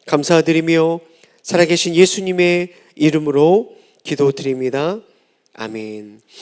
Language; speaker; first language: Korean; native; Korean